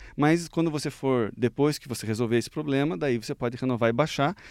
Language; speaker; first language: Portuguese; native; Portuguese